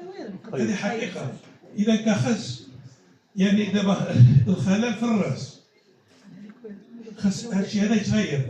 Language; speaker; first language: Arabic; native; Arabic